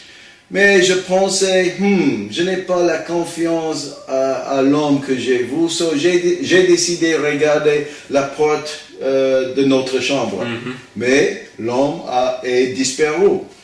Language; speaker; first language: French; non-native, learner; English